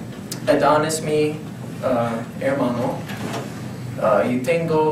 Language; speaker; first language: Spanish; non-native, learner; English